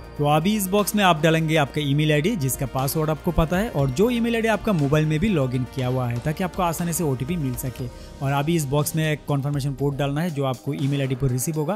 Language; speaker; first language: Hindi; non-native, local second language; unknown